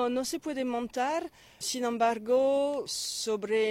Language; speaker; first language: Spanish; non-native, fluent; French